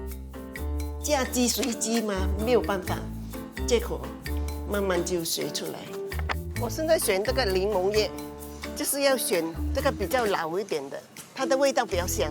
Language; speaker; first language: Chinese; non-native, local second language; Min Nan Chinese